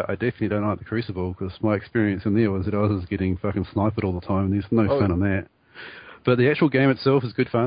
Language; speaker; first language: English; native; English